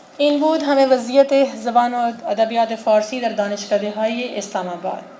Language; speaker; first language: Persian; non-native, fluent; Urdu